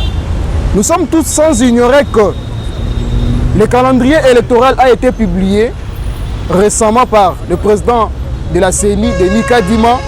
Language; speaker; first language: French; non-native, local second language; Lingala